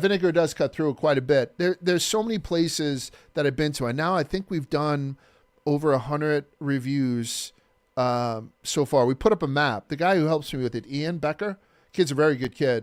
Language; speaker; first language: English; native; English